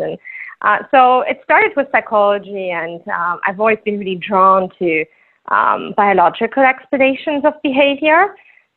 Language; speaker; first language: English; non-native, fluent; Luxembourgish